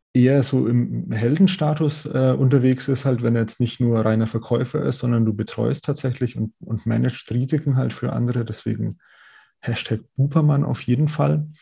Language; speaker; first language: German; native; German